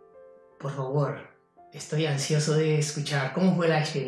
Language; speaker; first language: Spanish; non-native, fluent; Chinese